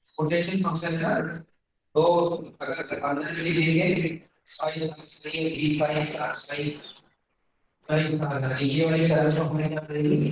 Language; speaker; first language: Hindi; native; Hindi